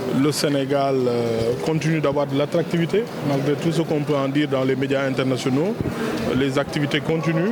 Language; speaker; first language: French; non-native, local second language; Wolof